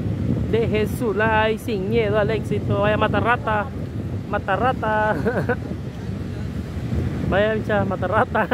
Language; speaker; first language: Spanish; native; Spanish